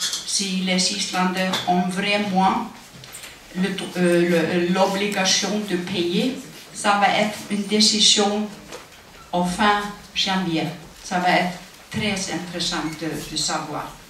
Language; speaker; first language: French; non-native, fluent; Icelandic